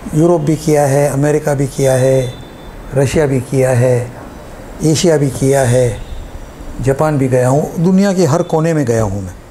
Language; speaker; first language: Hindi; non-native, local second language; Gujarati